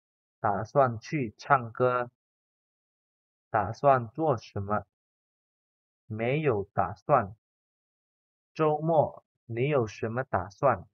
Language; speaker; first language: Chinese; non-native, fluent; Indonesian